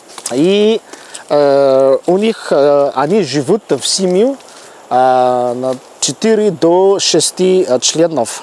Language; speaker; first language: Russian; non-native, learner; Malagasy